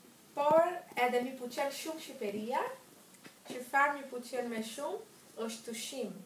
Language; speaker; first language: Albanian; non-native, learner; Portuguese